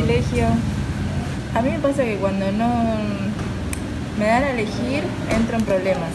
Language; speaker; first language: Spanish; native; Spanish